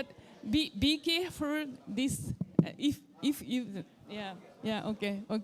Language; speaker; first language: English; non-native, learner; Japanese